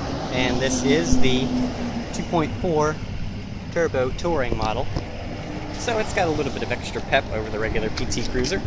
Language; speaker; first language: English; native; English